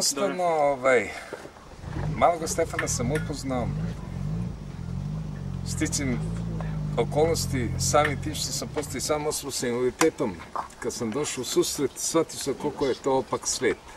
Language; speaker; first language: Serbian; native; Serbian